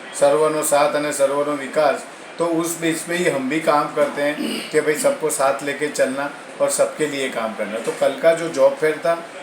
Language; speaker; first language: Hindi; non-native, local second language; Gujarati